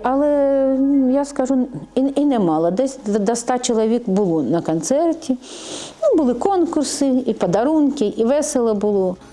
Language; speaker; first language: Ukrainian; native; Ukrainian